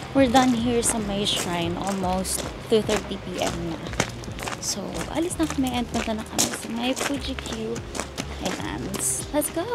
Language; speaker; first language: Filipino; native; Filipino